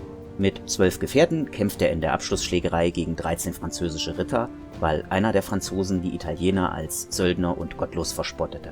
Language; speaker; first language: German; native; German